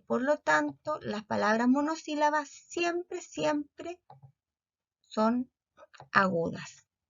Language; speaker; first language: Spanish; native; Spanish